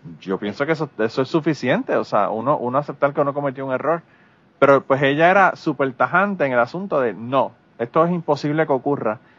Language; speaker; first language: Spanish; native; Spanish